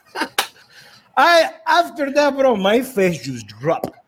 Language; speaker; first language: English; non-native, fluent; Spanish